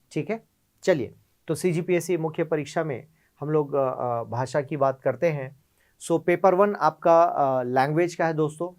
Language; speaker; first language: Hindi; native; Hindi